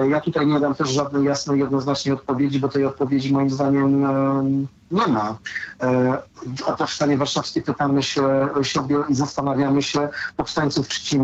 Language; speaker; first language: Polish; native; Polish